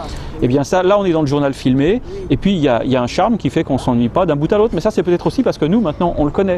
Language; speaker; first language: French; native; French